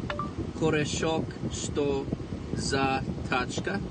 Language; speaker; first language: Russian; non-native, learner; English